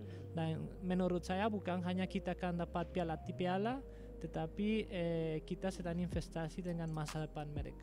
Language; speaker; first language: Indonesian; non-native, fluent; Spanish